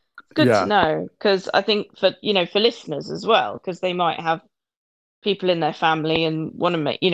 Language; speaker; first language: English; native; English